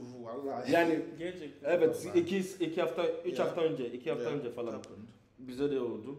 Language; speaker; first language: Turkish; non-native, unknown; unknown